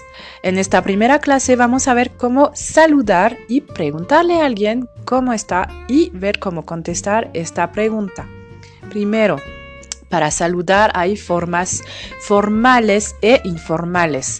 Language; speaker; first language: Spanish; non-native, fluent; French